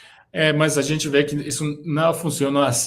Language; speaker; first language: Portuguese; non-native, fluent; Turkish